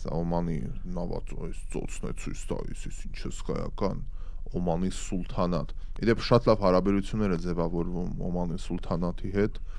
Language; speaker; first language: Armenian; native; Armenian